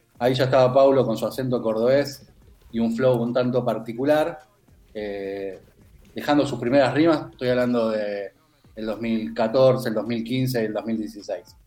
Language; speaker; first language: Spanish; native; Spanish